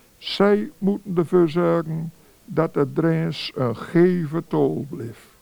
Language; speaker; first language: Dutch; native; Dutch